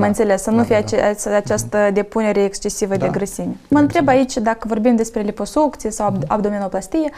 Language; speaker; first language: Romanian; native; Romanian